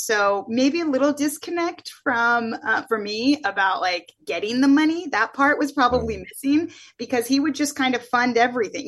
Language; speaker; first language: English; native; English